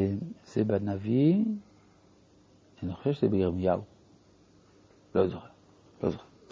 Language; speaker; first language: Hebrew; native; Hebrew